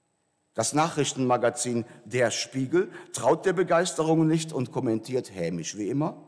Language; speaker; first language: German; native; German